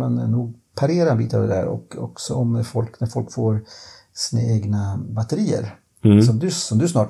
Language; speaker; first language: Swedish; native; Swedish